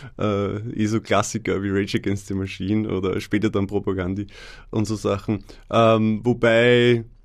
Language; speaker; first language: German; native; German